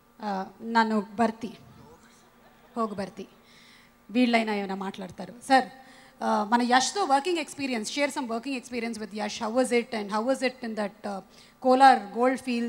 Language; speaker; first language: Telugu; native; Telugu